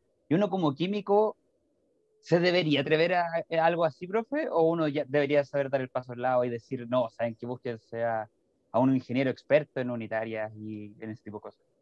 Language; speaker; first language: Spanish; native; Spanish